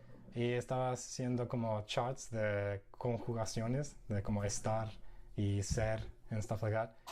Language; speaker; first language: Spanish; non-native, fluent; English